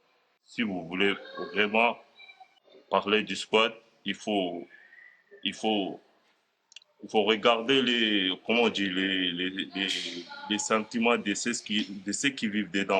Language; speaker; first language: French; non-native, fluent; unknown